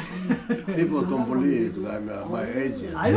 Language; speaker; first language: English; non-native, learner; Korean